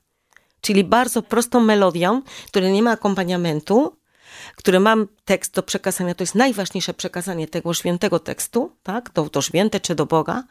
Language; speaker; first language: Polish; non-native, learner; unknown